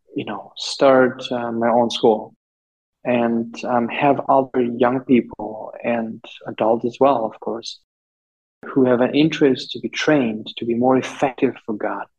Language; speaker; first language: English; non-native, local second language; German